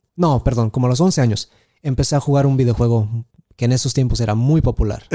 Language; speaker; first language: Spanish; early bilingual, heritage; Spanish